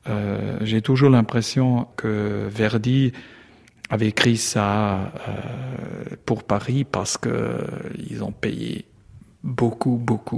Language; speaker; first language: French; non-native, learner; German